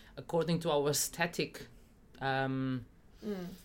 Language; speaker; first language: English; non-native, fluent; Spanish